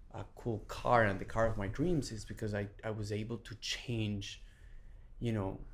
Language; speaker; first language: English; non-native, fluent; Spanish